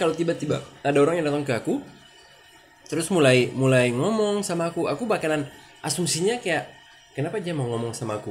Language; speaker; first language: Indonesian; non-native, learner; French